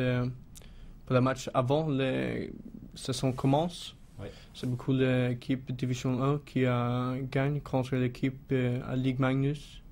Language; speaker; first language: French; non-native, learner; Swedish